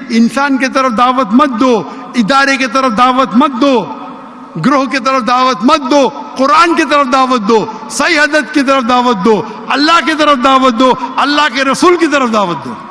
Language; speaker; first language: Urdu; non-native, local second language; Konkani